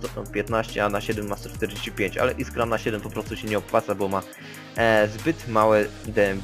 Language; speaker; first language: Polish; native; Polish